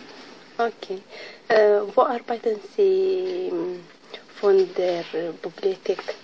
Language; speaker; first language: German; non-native, learner; Tigrinya